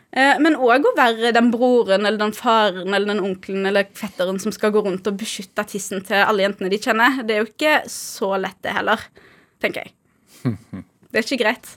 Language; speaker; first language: Norwegian; native; Norwegian